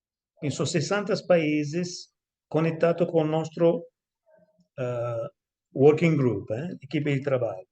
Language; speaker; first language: Portuguese; non-native, fluent; Italian